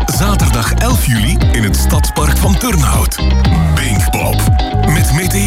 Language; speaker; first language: Dutch; native; Dutch